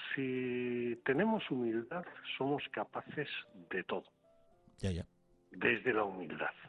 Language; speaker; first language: Spanish; native; Spanish